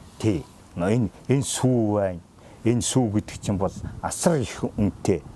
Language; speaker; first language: Mongolian; native; Mongolian